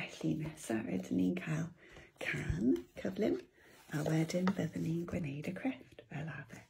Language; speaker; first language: Welsh; non-native, local second language; English